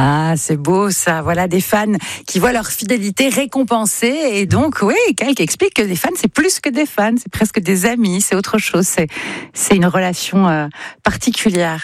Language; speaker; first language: French; native; French